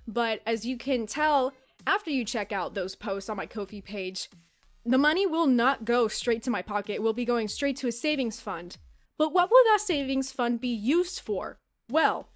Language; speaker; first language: English; native; English